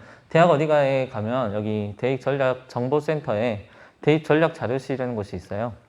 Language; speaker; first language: Korean; native; Korean